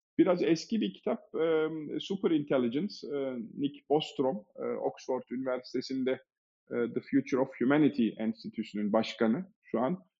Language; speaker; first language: Turkish; early bilingual, heritage; Turkish